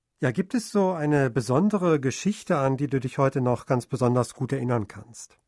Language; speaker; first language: German; native; German